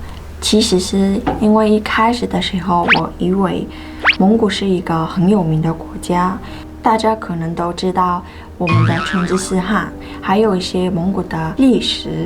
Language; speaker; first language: Chinese; non-native, fluent; Mongolian